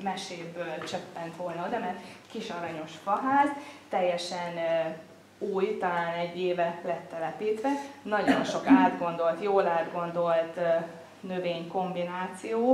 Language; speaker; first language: Hungarian; native; Hungarian